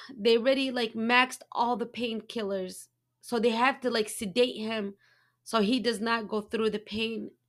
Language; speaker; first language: English; early bilingual, other home language; Arabic